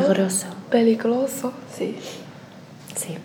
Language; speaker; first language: Spanish; non-native, learner; Chinese